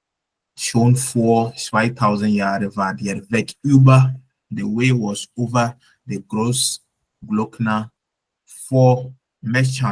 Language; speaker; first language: German; non-native, learner; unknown